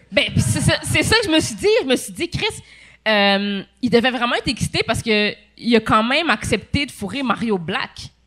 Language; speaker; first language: French; native; French